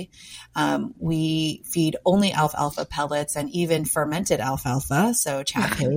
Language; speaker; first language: English; native; English